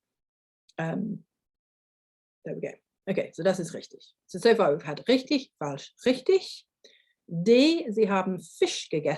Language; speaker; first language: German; non-native, fluent; English